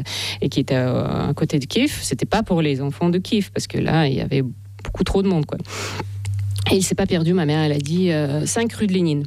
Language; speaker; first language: French; non-native, fluent; Russian